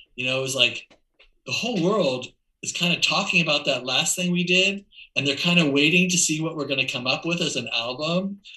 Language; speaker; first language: English; native; English